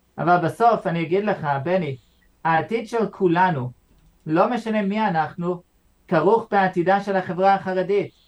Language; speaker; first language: Hebrew; non-native, fluent; English